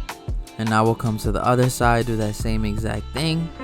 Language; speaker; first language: English; native; English